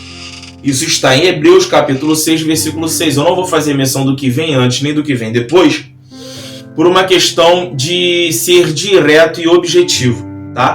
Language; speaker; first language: Portuguese; native; Portuguese